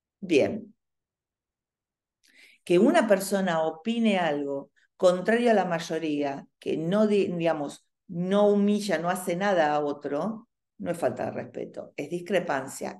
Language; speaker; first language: Spanish; native; Spanish